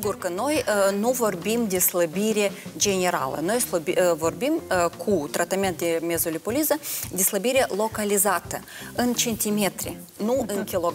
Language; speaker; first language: Romanian; non-native, local second language; Russian